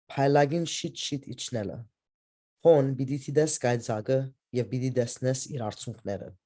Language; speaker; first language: Armenian; early bilingual, heritage; Armenian